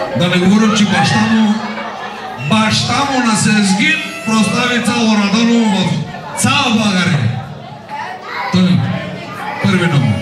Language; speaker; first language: Bulgarian; non-native, local second language; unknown